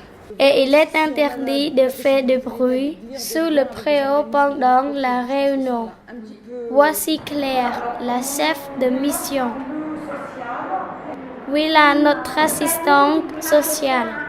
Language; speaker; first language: French; non-native, learner; Khmer